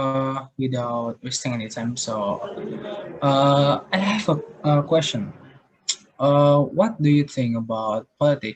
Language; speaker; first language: English; non-native, learner; Indonesian